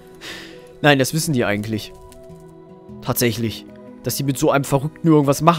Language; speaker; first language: German; native; German